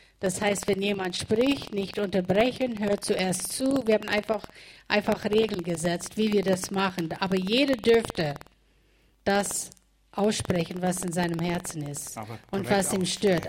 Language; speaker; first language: German; non-native, fluent; English